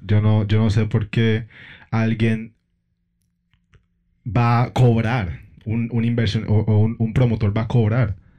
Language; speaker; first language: Spanish; early bilingual, heritage; Spanish